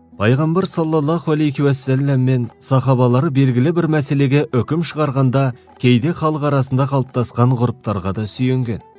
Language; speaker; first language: Kazakh; native; Kazakh